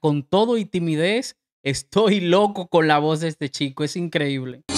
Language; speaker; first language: Spanish; native; Spanish